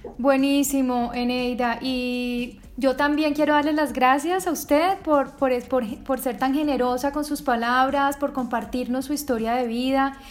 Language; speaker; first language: Spanish; native; Spanish